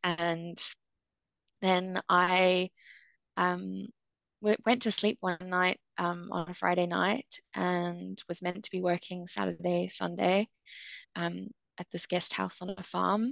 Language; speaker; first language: English; native; English